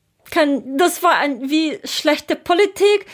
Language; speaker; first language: German; non-native, learner; Ukrainian